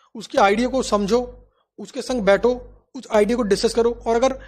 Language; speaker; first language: Hindi; native; Hindi